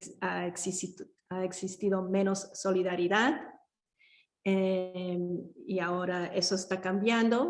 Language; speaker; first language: Spanish; early bilingual, heritage; Spanish